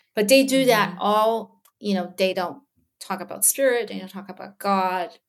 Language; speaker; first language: English; early bilingual, other home language; Portuguese